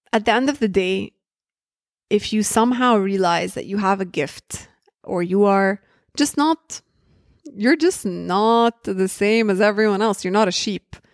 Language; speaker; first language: English; early bilingual, other home language; Arabic